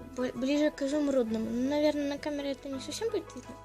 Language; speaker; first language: Russian; native; Russian